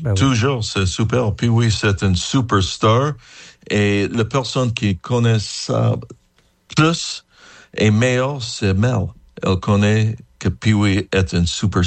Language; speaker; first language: French; non-native, learner; English